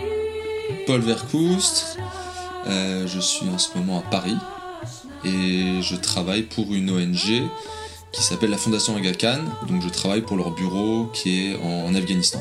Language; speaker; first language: French; native; French